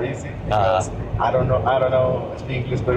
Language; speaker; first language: English; non-native, learner; Spanish